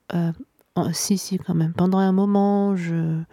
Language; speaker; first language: French; non-native, local second language; Arabic